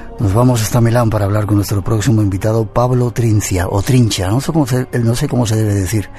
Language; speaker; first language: Spanish; native; Spanish